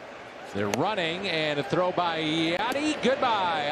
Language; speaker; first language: English; native; English